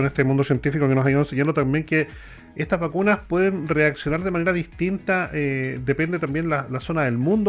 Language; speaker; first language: Spanish; native; Spanish